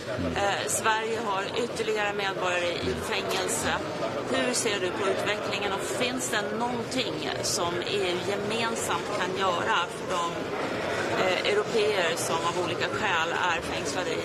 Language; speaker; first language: Swedish; native; Swedish